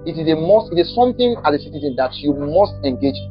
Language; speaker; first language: English; non-native, local second language; Yoruba